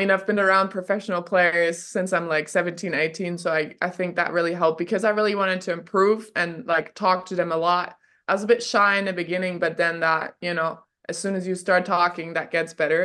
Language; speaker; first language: English; non-native, fluent; German